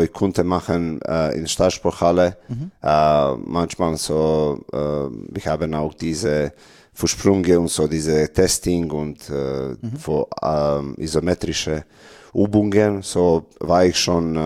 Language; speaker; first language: German; non-native, learner; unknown